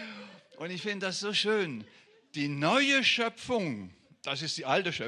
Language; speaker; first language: German; non-native, fluent; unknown